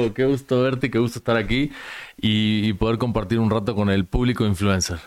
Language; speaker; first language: Spanish; native; Spanish